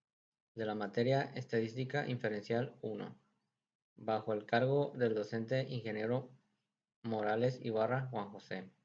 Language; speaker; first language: Spanish; native; Spanish